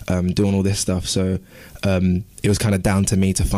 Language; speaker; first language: English; native; English